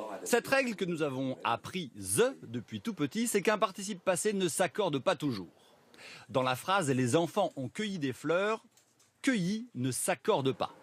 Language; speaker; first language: French; native; French